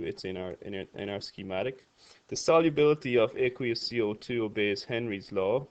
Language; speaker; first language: English; native; English